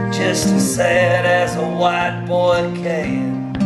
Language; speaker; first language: English; native; English